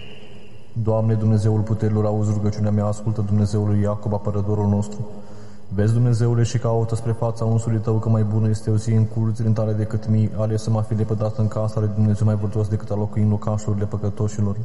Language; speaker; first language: Romanian; native; Romanian